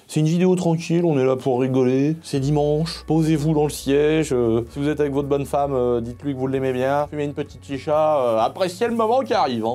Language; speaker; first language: French; native; French